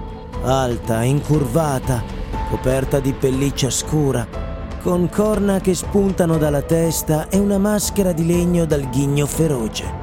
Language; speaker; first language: Italian; native; Italian